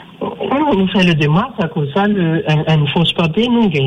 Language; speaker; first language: French; non-native, learner; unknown